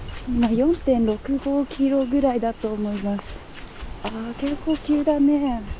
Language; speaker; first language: Japanese; native; Japanese